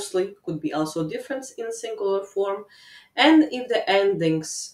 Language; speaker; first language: English; non-native, fluent; Latvian